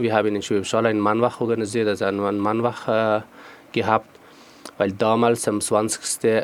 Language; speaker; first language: German; non-native, fluent; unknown